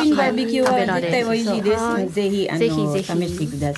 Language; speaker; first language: Japanese; non-native, fluent; Filipino